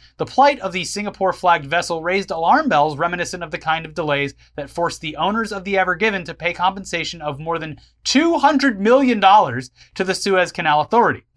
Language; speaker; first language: English; native; English